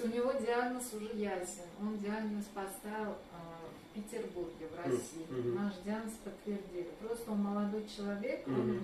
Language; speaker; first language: Russian; native; Russian